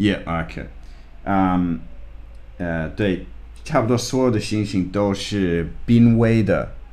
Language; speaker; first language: Chinese; non-native, fluent; English